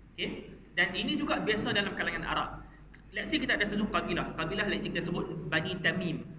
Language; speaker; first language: Malay; native; Malay